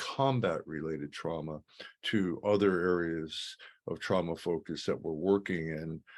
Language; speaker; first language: English; native; English